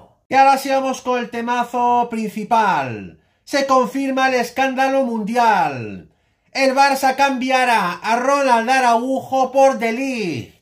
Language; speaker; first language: Spanish; native; Spanish